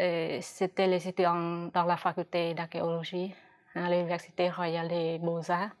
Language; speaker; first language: French; non-native, fluent; Khmer